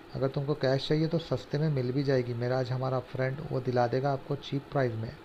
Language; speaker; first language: Hindi; non-native, local second language; Urdu